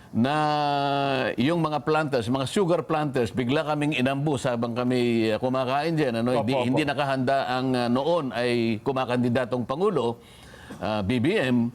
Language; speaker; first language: Filipino; native; Filipino